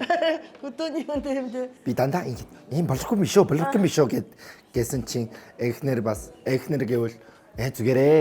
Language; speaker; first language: Mongolian; non-native, fluent; Korean